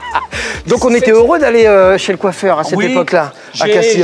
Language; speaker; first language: French; native; French